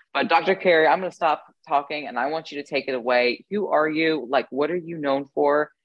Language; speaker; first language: English; native; English